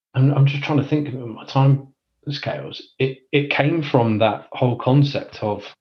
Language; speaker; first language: English; native; English